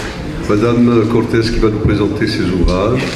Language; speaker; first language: French; non-native, local second language; Arabic